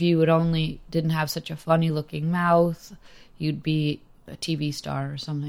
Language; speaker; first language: English; native; English